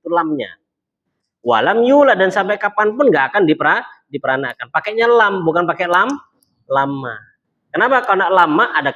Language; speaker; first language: Indonesian; native; Indonesian